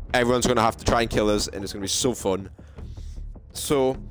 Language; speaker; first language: English; native; English